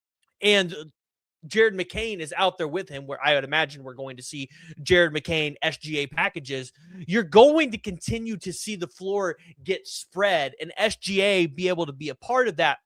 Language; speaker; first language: English; native; English